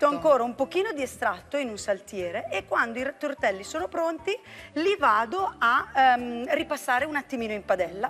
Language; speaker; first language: Italian; native; Italian